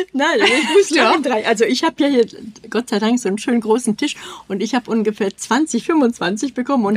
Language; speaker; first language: German; native; German